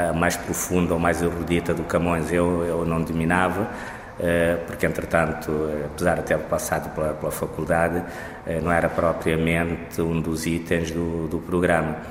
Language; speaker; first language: Portuguese; non-native, local second language; Kabuverdianu